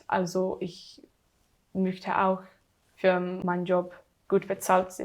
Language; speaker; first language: German; non-native, learner; English